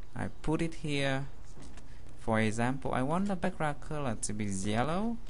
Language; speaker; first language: English; non-native, fluent; Vietnamese